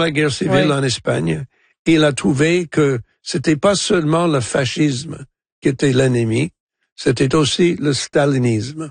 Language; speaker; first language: French; non-native, local second language; English